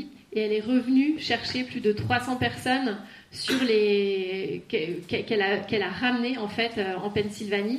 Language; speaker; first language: French; native; French